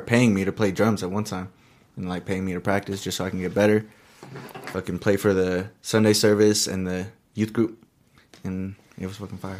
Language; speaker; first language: English; early bilingual, other home language; Spanish